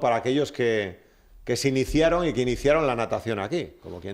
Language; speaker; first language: Spanish; native; Spanish